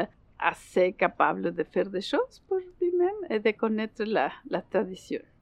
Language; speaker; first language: French; non-native, learner; Spanish